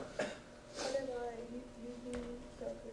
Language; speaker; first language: Japanese; non-native, learner; English